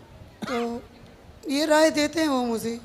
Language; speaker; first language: Hindi; native; Hindi